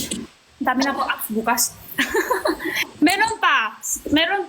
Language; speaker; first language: Filipino; non-native, learner; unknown